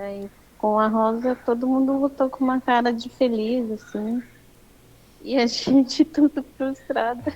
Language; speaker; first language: Portuguese; native; Portuguese